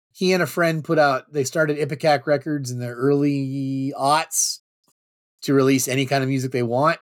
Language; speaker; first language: English; native; English